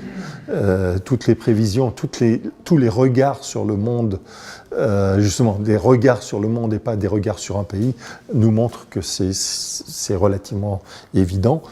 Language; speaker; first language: French; non-native, local second language; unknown